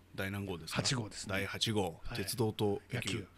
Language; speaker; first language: Japanese; native; Japanese